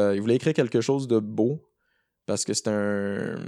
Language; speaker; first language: French; native; French